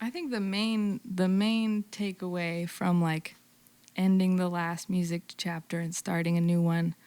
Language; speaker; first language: English; native; English